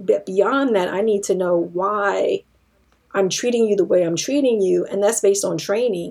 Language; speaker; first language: English; native; English